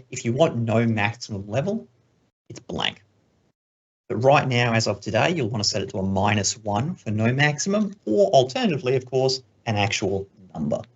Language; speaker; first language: English; native; English